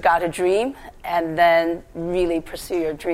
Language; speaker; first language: English; non-native, fluent; Chinese